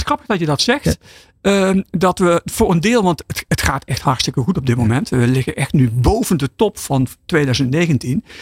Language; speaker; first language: Dutch; native; Dutch